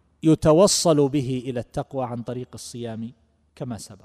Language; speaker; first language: Arabic; native; Arabic